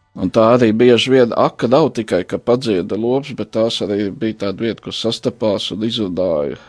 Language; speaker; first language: Latvian; native; Latvian